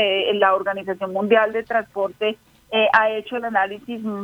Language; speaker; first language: Spanish; native; Spanish